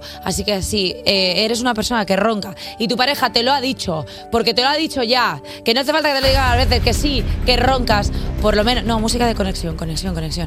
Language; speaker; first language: Spanish; native; Spanish